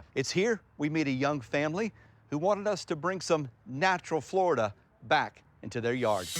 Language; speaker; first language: English; native; English